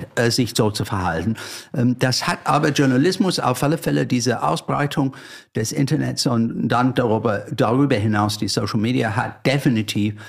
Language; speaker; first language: German; non-native, fluent; English